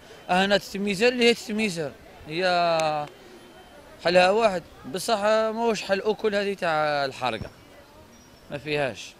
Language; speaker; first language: Arabic; native; Arabic